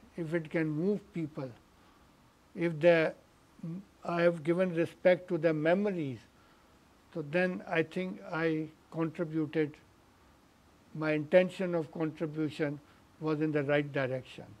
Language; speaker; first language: English; non-native, local second language; Urdu